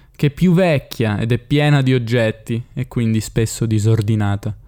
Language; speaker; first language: Italian; native; Italian